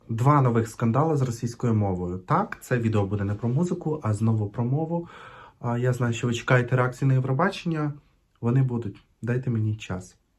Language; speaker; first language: Ukrainian; non-native, local second language; Russian